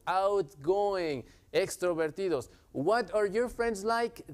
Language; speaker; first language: English; non-native, fluent; Spanish